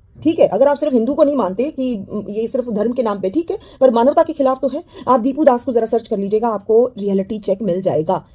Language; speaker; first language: Hindi; native; Hindi